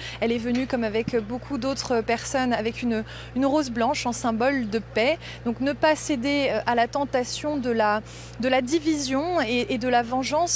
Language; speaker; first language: French; native; French